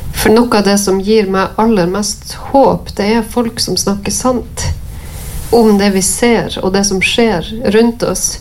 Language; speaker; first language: Norwegian; native; Norwegian